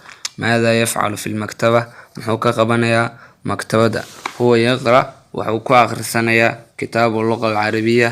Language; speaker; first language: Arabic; non-native, fluent; Somali